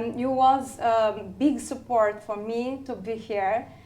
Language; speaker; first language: English; non-native, learner; Albanian